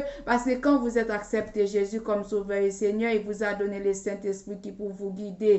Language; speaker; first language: French; non-native, local second language; Haitian Creole